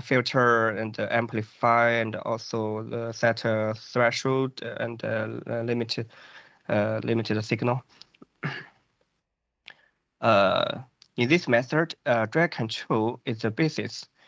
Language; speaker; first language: English; non-native, fluent; Chinese